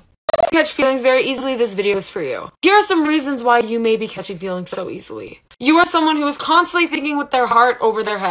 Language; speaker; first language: English; native; English